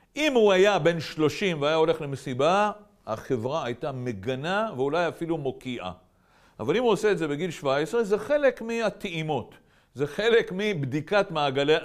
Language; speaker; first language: Hebrew; native; Hebrew